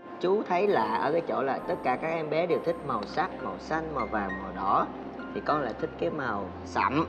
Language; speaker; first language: Vietnamese; native; Vietnamese